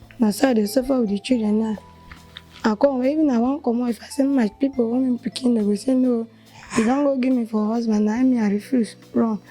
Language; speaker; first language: Nigerian Pidgin; non-native, local second language; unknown